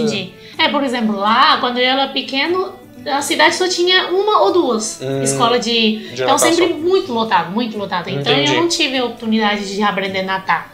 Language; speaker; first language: Portuguese; non-native, fluent; Chinese